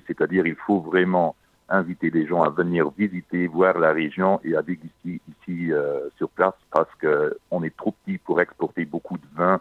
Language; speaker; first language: French; non-native, local second language; Luxembourgish